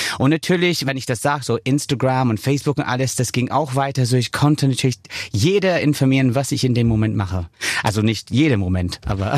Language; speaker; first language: German; non-native, fluent; English